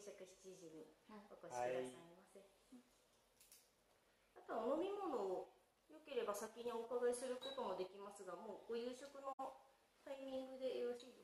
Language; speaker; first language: Japanese; native; Japanese